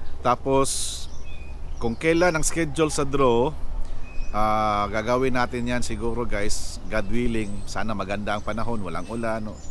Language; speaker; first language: Filipino; non-native, local second language; Cebuano